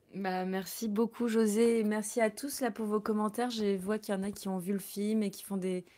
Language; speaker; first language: French; native; French